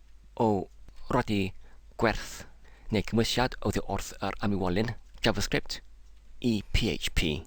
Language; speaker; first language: Welsh; non-native, fluent; English